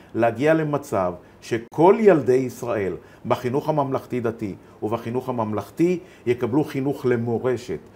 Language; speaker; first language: Hebrew; native; Hebrew